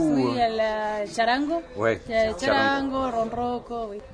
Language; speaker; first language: French; non-native, learner; Spanish